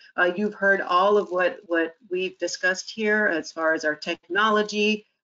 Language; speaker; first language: English; native; English